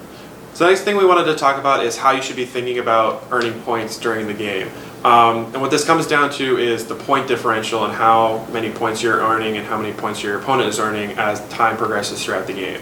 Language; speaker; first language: English; native; English